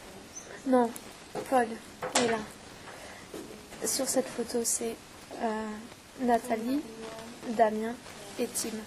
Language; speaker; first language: French; non-native, learner; English